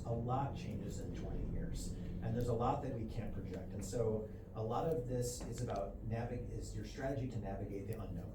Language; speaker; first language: English; native; English